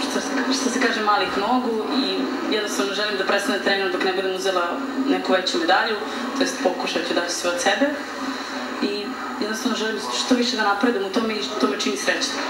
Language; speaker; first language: Serbian; native; Serbian